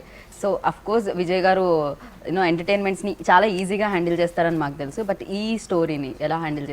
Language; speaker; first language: Telugu; native; Telugu